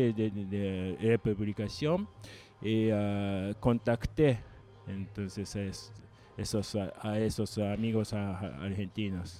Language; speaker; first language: Spanish; non-native, learner; Japanese